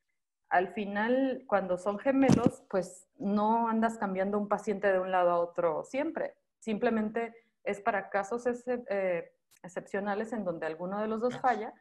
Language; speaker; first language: Spanish; native; Spanish